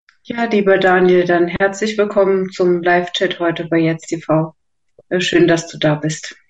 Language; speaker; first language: German; native; German